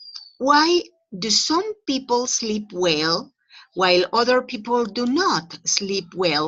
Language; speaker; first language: English; non-native, fluent; Spanish